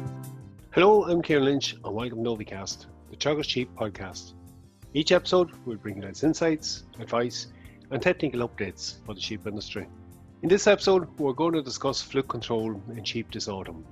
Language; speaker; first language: English; native; English